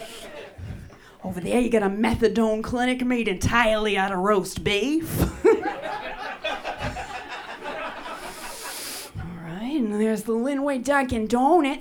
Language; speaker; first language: English; native; English